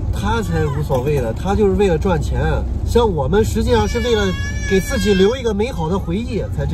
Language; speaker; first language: Chinese; native; Chinese